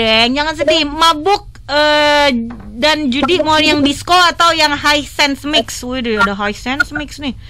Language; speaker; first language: Indonesian; native; Indonesian